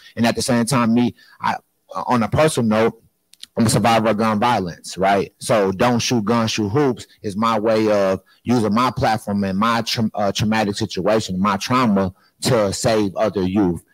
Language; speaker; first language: English; native; English